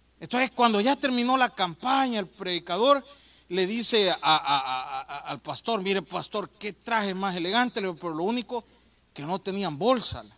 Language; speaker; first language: Spanish; native; Spanish